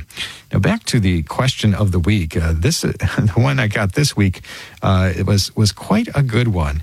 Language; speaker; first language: English; native; English